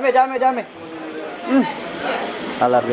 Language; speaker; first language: Japanese; non-native, learner; Indonesian